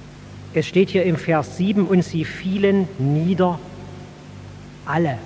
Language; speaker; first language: German; native; German